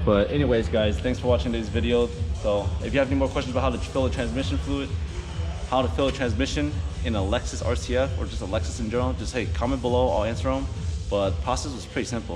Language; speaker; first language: English; native; English